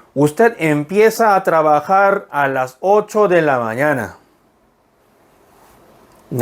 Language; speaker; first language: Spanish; non-native, fluent; Korean